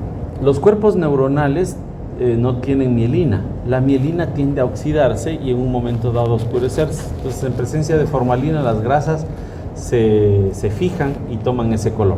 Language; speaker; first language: Spanish; native; Spanish